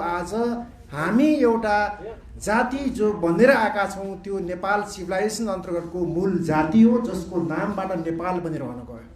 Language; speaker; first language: Nepali; non-native, local second language; Newari